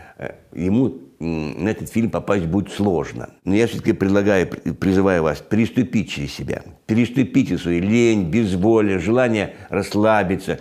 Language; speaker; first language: Russian; native; Russian